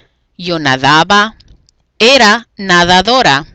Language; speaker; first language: Spanish; non-native, fluent; English